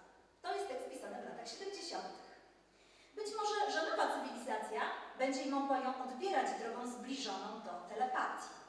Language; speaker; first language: Polish; native; Polish